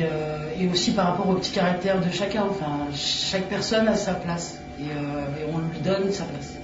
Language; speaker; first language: French; native; French